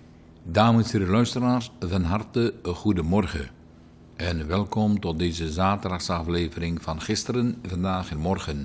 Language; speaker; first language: Dutch; native; Dutch